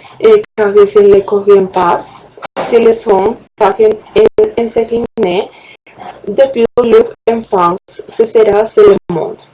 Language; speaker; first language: French; non-native, learner; Spanish